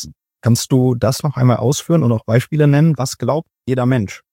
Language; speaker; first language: German; native; German